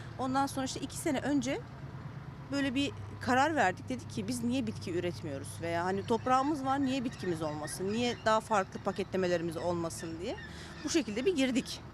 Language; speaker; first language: Turkish; native; Turkish